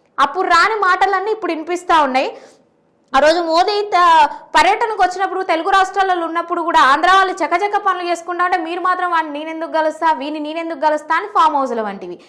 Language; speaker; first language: Telugu; native; Telugu